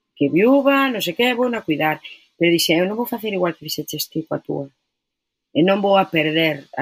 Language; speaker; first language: Galician; non-native, local second language; Spanish